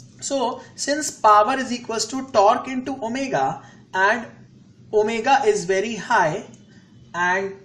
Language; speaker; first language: English; non-native, local second language; Hindi